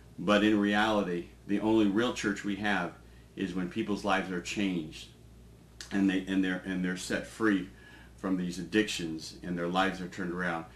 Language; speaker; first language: English; native; English